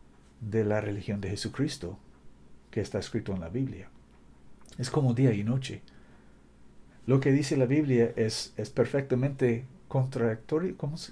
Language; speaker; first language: Spanish; non-native, fluent; English